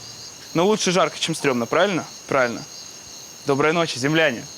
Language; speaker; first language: Russian; native; Russian